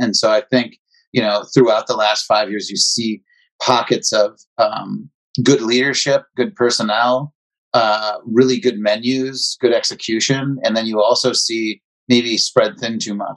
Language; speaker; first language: English; native; English